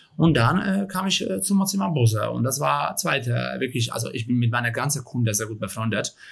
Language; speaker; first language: German; non-native, fluent; Polish